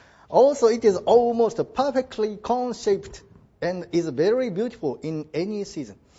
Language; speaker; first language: English; non-native, fluent; Japanese